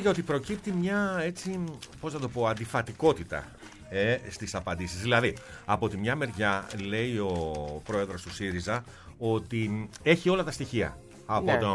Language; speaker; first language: Greek; native; Greek